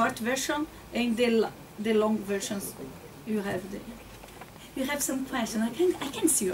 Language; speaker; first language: English; non-native, learner; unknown